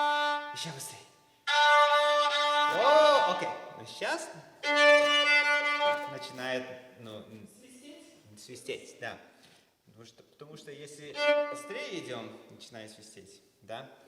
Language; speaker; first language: Russian; early bilingual, heritage; Russian